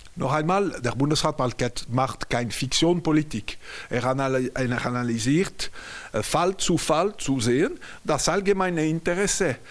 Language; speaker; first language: German; non-native, local second language; French